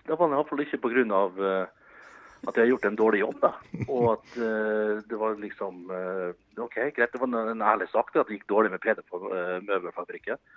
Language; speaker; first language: Norwegian; early bilingual, other home language; Dutch